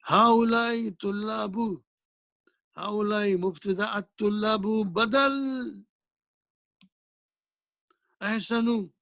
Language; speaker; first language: Arabic; non-native, fluent; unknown